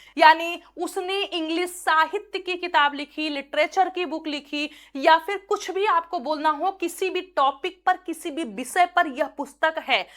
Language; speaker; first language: Hindi; native; Hindi